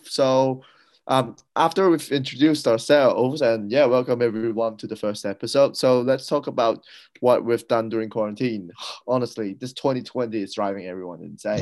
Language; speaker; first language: English; non-native, local second language; Cantonese